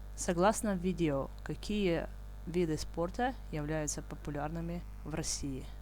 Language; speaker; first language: Russian; native; Russian